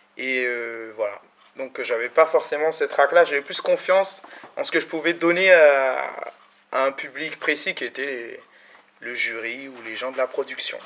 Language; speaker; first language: French; early bilingual, other home language; Malagasy